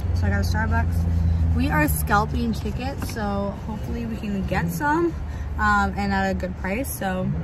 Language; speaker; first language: English; native; English